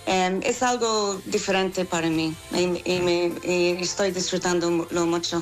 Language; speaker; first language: Spanish; non-native, learner; English